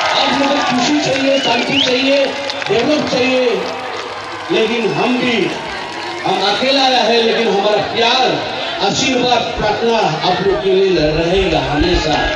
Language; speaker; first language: Hindi; non-native, local second language; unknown